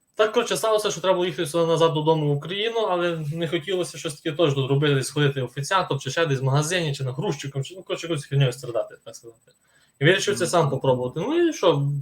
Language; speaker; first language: Ukrainian; native; Ukrainian